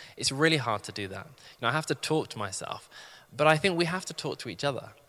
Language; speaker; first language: English; native; English